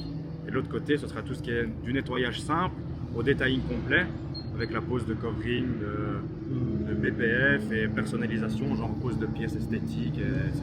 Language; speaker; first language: French; native; French